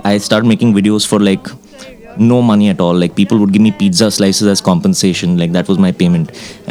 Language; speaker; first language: English; non-native, local second language; Hindi